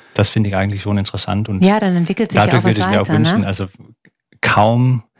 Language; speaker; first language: German; non-native, fluent; Danish